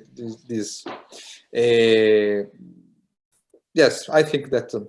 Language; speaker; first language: English; non-native, learner; Italian